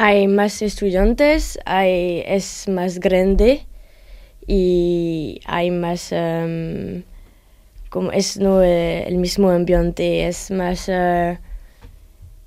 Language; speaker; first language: Spanish; non-native, learner; French